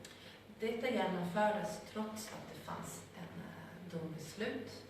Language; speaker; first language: Swedish; non-native, fluent; Spanish